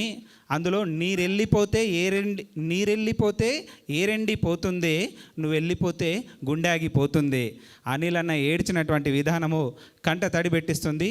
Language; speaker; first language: Telugu; native; Telugu